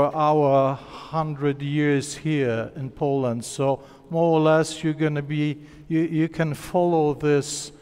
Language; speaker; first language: English; non-native, learner; Polish